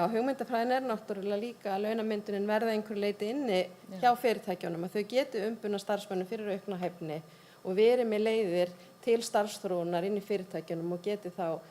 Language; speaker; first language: Icelandic; native; Icelandic